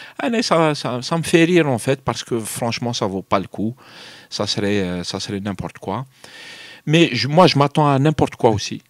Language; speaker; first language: French; non-native, local second language; Arabic